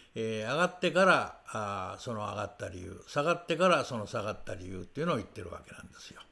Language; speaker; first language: Japanese; native; Japanese